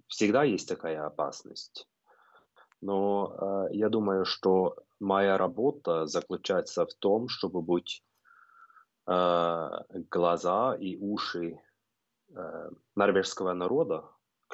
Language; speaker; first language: Russian; non-native, fluent; Norwegian